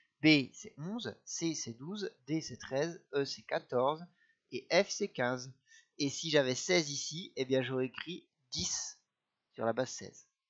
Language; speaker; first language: French; native; French